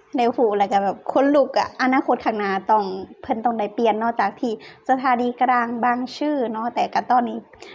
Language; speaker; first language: Thai; non-native, local second language; Lao